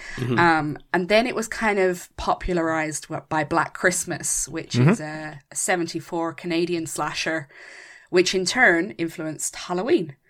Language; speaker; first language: English; native; English